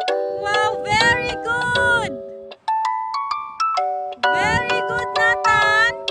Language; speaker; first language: English; non-native, local second language; Filipino